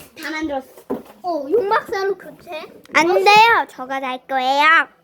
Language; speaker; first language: Korean; native; Korean